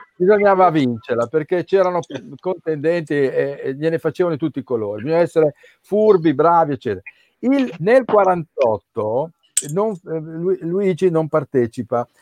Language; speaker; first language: Italian; native; Italian